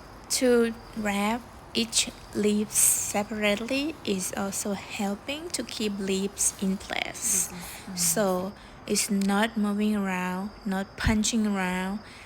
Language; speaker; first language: English; non-native, learner; Thai